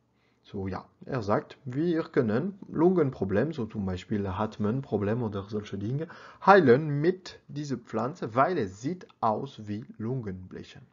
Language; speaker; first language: German; non-native, learner; French